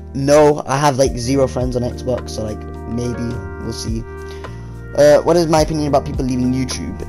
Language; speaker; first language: English; native; English